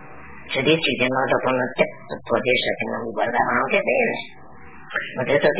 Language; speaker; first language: Italian; non-native, local second language; Friulian